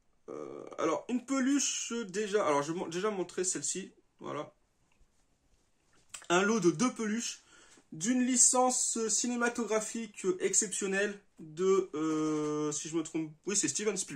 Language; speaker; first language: French; native; French